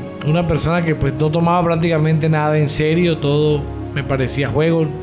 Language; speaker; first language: Spanish; native; Spanish